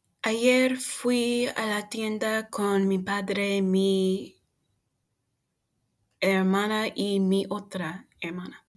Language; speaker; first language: Spanish; non-native, learner; English